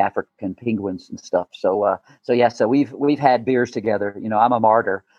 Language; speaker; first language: English; native; English